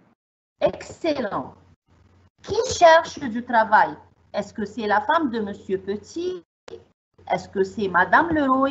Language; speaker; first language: French; non-native, fluent; Arabic